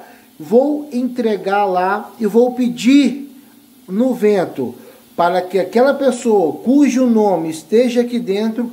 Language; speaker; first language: Portuguese; native; Portuguese